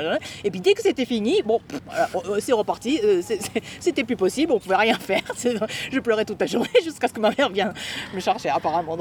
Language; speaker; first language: French; non-native, fluent; Japanese